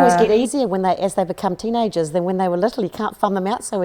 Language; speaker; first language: English; native; English